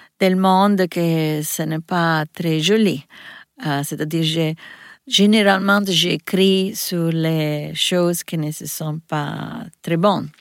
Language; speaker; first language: French; non-native, learner; Italian